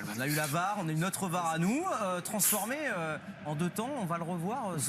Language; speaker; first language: French; native; French